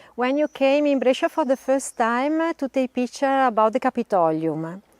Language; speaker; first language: English; non-native, learner; Italian